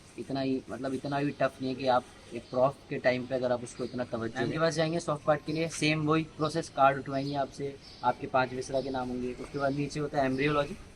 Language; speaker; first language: Hindi; native; Hindi